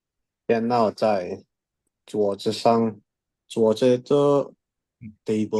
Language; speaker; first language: Chinese; non-native, learner; Indonesian